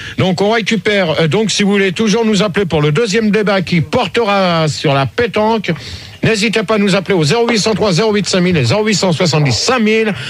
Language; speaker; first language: French; native; French